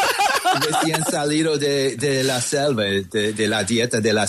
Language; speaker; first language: Spanish; non-native, fluent; English